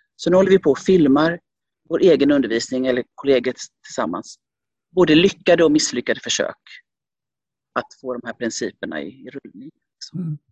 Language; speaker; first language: Swedish; early bilingual, other home language; Finnish